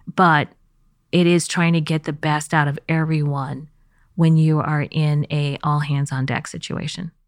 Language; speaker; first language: English; early bilingual, other home language; Chinese